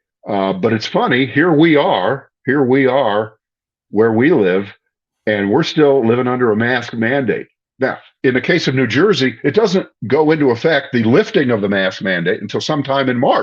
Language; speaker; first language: English; native; English